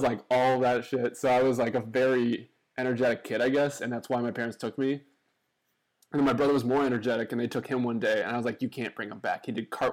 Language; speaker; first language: English; native; English